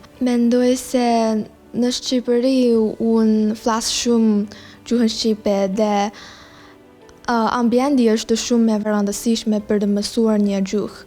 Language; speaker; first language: Albanian; non-native, learner; Chinese